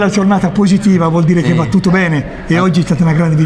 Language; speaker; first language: Italian; native; Italian